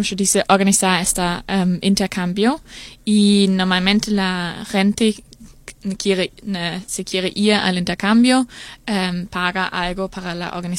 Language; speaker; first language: Spanish; non-native, learner; German